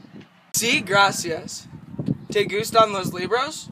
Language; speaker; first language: Spanish; non-native, learner; English